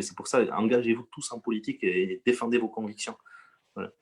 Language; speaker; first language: French; native; French